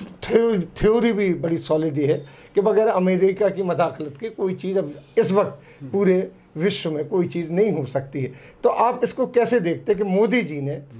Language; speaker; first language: Urdu; native; Urdu